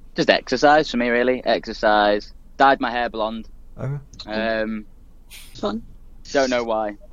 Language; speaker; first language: English; native; English